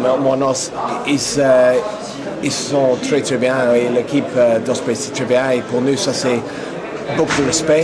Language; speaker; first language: French; non-native, fluent; English